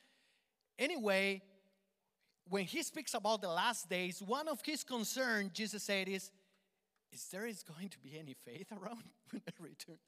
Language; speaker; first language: English; non-native, fluent; Spanish